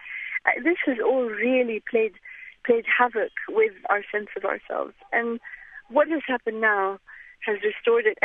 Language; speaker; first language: English; non-native, fluent; Arabic